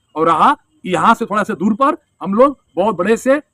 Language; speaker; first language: Hindi; non-native, local second language; Bangla